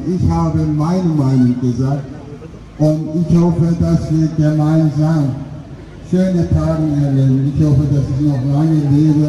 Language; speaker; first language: German; non-native, fluent; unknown